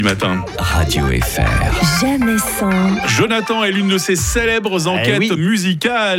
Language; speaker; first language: French; native; French